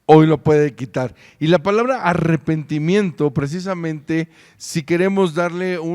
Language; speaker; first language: Spanish; native; Spanish